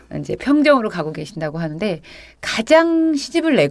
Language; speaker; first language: Korean; native; Korean